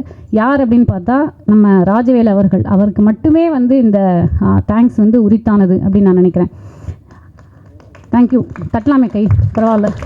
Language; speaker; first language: Tamil; native; Tamil